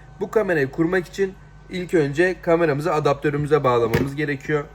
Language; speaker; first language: Turkish; native; Turkish